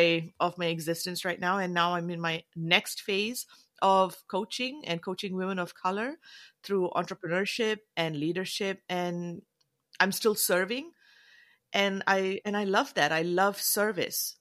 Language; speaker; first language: English; non-native, local second language; Tamil